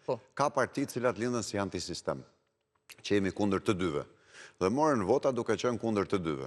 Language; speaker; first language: Albanian; native; Albanian